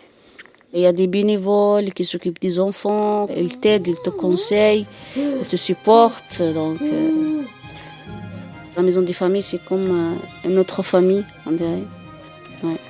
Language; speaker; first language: French; non-native, fluent; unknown